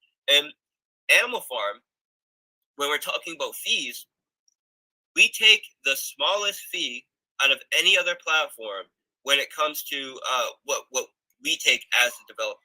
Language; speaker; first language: English; native; English